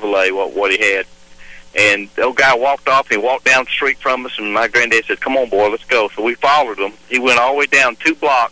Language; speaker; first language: English; native; English